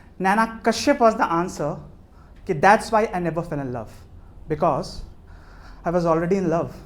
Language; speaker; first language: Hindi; native; Hindi